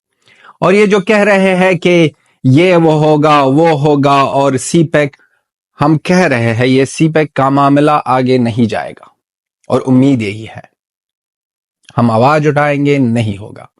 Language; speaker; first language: Hindi; non-native, fluent; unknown